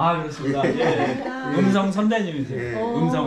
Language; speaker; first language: Korean; native; Korean